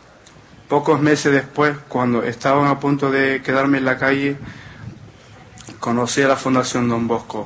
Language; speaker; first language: Spanish; non-native, fluent; Arabic